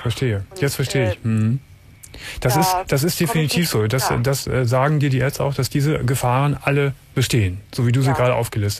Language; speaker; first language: German; native; German